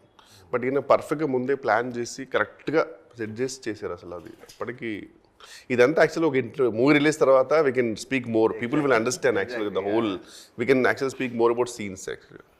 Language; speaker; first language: Telugu; native; Telugu